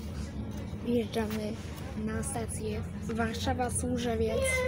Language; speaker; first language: Polish; native; Polish